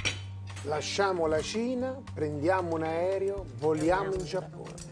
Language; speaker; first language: Italian; native; Italian